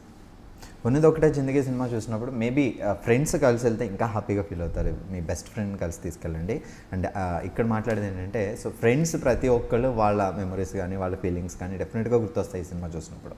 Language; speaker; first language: Telugu; native; Telugu